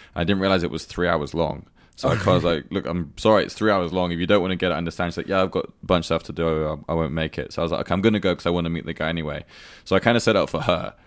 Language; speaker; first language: English; native; English